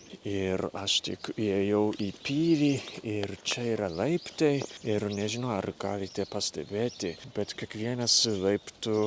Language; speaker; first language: Lithuanian; non-native, fluent; Japanese